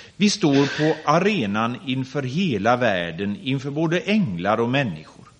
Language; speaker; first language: Swedish; native; Swedish